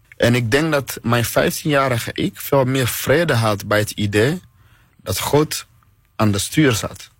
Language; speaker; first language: Dutch; non-native, fluent; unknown